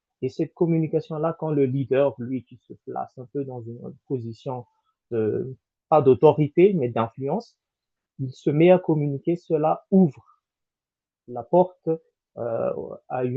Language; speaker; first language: French; non-native, local second language; Malagasy